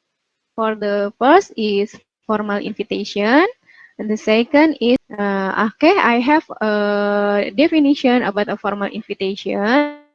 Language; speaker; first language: English; non-native, fluent; Indonesian